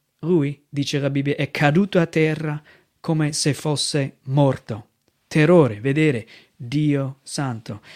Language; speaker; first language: Italian; non-native, fluent; English